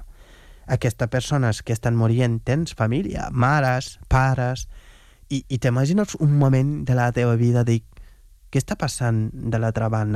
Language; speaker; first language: Catalan; non-native, fluent; Wolof